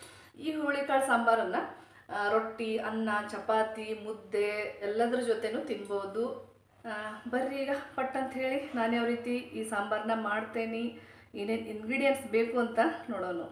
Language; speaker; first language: Kannada; native; Kannada